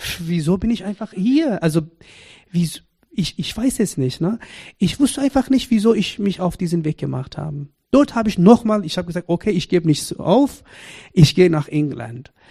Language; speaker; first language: German; non-native, fluent; Persian